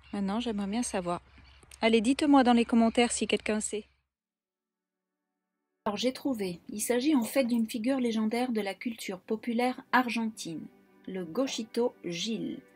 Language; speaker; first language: French; native; French